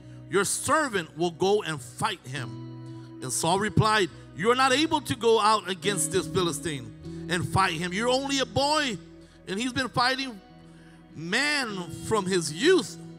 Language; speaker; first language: English; early bilingual, other home language; Spanish